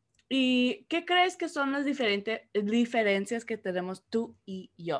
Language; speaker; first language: Spanish; early bilingual, heritage; Spanish